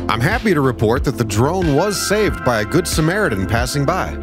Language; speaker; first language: English; native; English